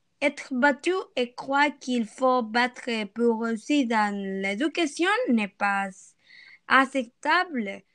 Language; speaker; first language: French; non-native, learner; Spanish